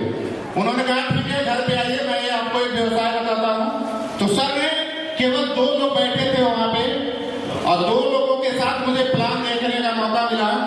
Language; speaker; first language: Hindi; native; Hindi